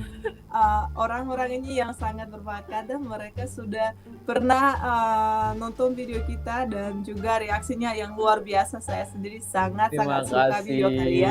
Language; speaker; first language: Indonesian; non-native, fluent; Russian